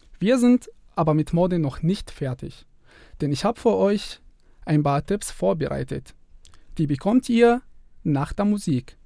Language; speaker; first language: German; non-native, fluent; Arabic